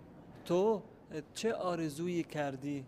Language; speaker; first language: Persian; non-native, learner; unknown